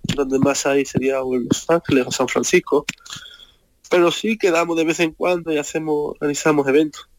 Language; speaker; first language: Spanish; native; Spanish